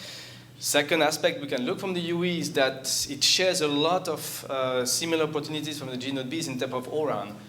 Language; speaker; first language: English; non-native, fluent; French